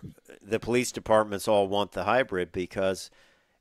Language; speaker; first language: English; native; English